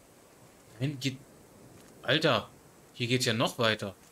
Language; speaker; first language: German; native; German